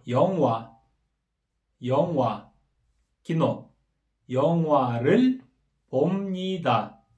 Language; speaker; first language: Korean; non-native, fluent; Kyrgyz